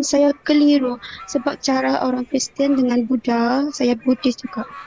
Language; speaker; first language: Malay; non-native, local second language; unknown